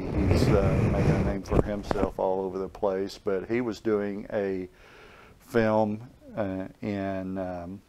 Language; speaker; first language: English; native; English